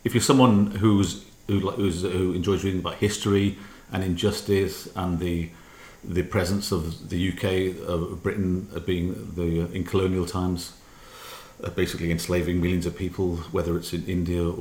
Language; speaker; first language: English; native; English